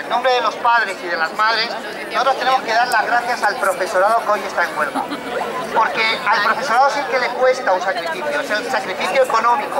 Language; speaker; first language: Spanish; native; Spanish